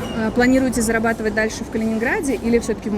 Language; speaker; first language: Russian; native; Russian